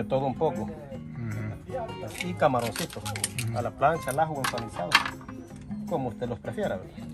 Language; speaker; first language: Spanish; native; Spanish